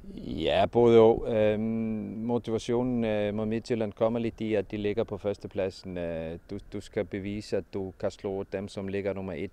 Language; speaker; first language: Danish; non-native, fluent; Icelandic